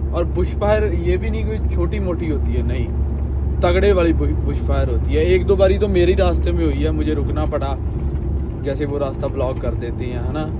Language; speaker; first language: Hindi; non-native, local second language; Punjabi